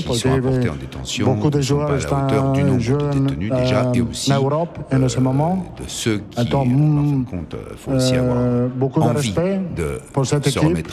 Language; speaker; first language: French; non-native, learner; Italian